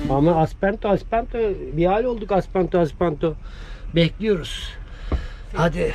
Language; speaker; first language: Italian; non-native, learner; Turkish